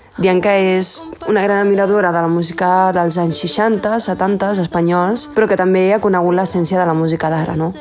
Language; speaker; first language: Catalan; early bilingual, other home language; Spanish